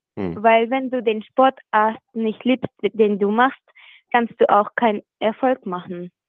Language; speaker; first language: German; non-native, fluent; Russian